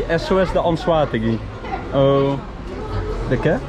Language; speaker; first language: Spanish; non-native, learner; Dutch